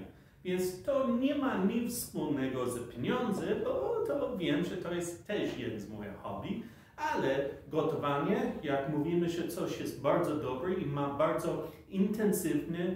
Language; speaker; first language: Polish; non-native, learner; English